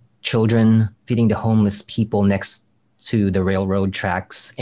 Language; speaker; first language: English; non-native, local second language; Filipino